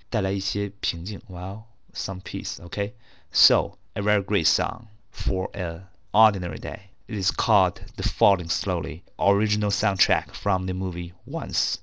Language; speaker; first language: English; non-native, fluent; Chinese